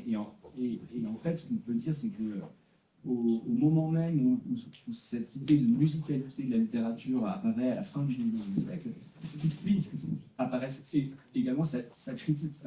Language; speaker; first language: French; native; French